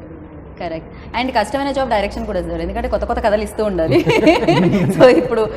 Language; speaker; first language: Telugu; native; Telugu